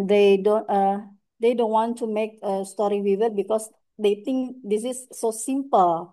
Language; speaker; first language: English; non-native, learner; Indonesian